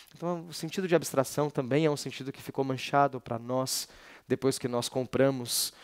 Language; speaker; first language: Portuguese; native; Portuguese